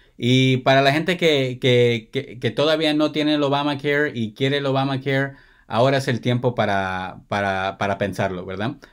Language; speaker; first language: Spanish; early bilingual, heritage; Spanish